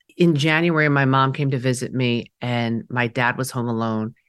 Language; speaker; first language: English; early bilingual, other home language; Chinese